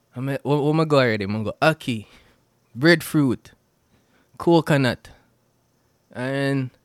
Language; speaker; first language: English; non-native, local second language; Jamaican Creole English